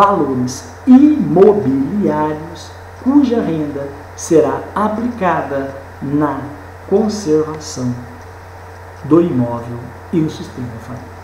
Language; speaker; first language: Portuguese; native; Portuguese